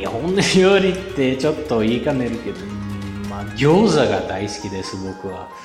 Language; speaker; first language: Japanese; non-native, fluent; Bulgarian